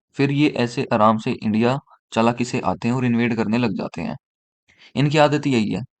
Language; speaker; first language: Hindi; native; Hindi